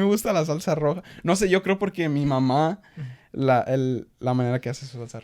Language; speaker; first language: Spanish; early bilingual, heritage; Spanish